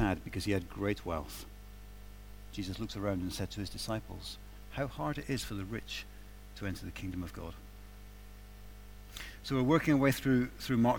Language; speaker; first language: English; native; English